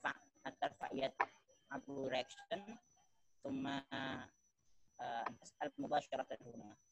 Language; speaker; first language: Arabic; non-native, learner; Indonesian